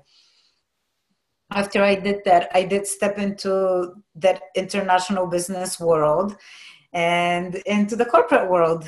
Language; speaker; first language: English; non-native, fluent; Polish